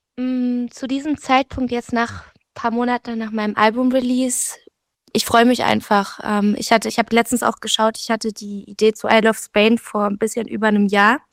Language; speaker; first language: German; native; German